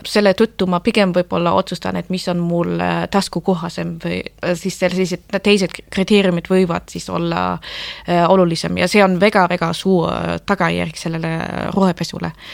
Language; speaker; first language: Estonian; non-native, fluent; German